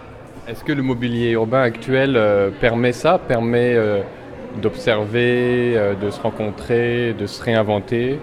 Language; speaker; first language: French; native; French